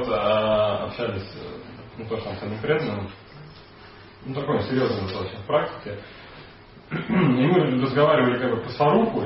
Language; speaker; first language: Russian; native; Russian